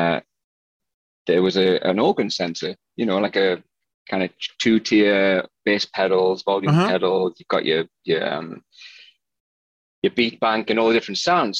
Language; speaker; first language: English; native; English